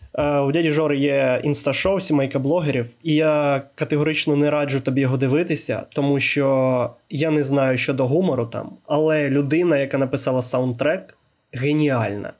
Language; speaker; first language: Ukrainian; non-native, local second language; Russian